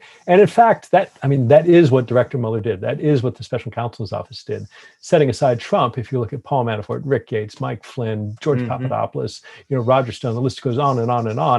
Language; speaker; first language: English; native; English